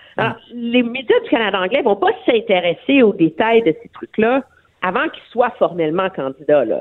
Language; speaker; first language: French; native; French